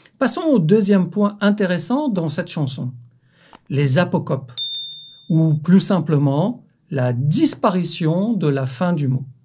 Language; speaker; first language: French; native; French